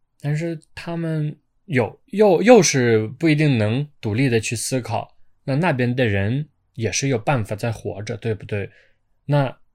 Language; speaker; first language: Chinese; non-native, fluent; Ukrainian